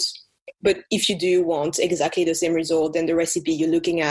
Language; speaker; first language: English; non-native, fluent; French